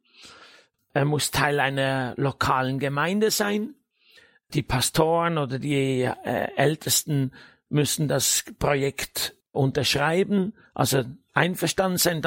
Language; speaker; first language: German; native; German